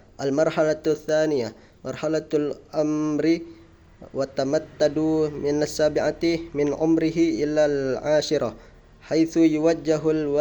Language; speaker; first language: Arabic; non-native, learner; Indonesian